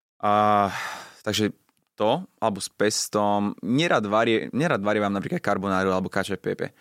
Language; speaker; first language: Slovak; early bilingual, other home language; Italian